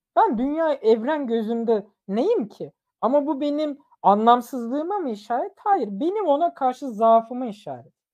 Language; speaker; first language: Turkish; early bilingual, other home language; German